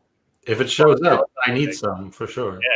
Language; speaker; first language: English; native; English